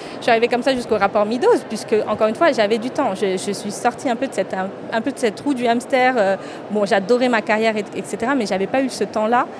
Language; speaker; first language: French; native; French